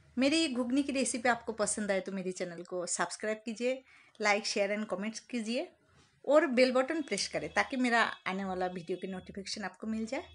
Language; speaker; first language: Hindi; non-native, local second language; Bangla